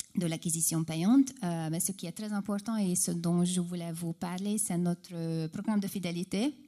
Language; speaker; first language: French; non-native, fluent; Hungarian